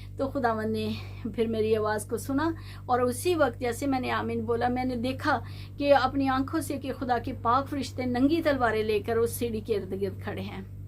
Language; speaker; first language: Urdu; native; Urdu